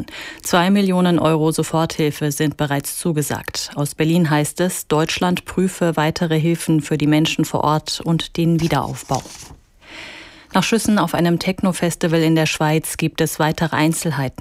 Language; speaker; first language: German; native; German